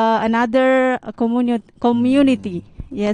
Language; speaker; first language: English; non-native, learner; Indonesian